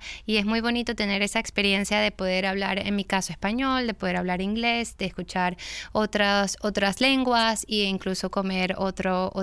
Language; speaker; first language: English; non-native, fluent; Spanish